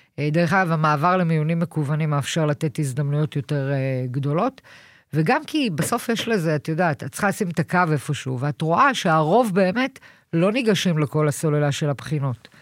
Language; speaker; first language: Hebrew; native; Hebrew